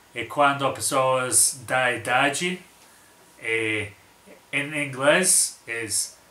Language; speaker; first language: Portuguese; non-native, learner; English